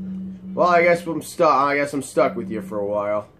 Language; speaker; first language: English; native; English